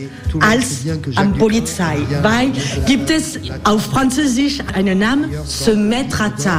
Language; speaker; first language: German; non-native, fluent; French